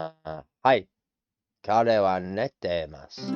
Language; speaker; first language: Japanese; non-native, learner; English